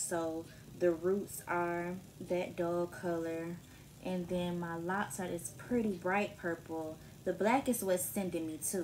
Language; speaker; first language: English; native; English